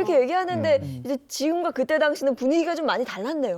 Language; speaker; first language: Korean; native; Korean